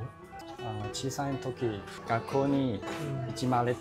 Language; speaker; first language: Japanese; non-native, learner; Chinese